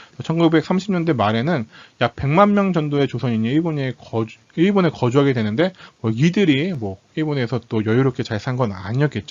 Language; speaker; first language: Korean; native; Korean